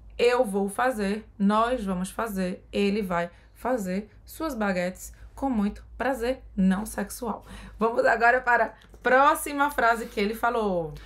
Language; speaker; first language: Portuguese; native; Portuguese